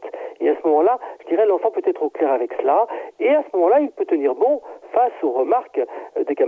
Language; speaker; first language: French; native; French